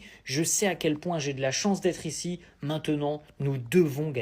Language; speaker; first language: French; native; French